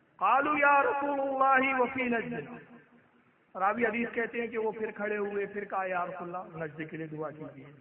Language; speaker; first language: Urdu; native; Urdu